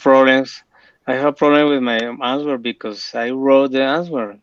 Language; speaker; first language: English; non-native, learner; Spanish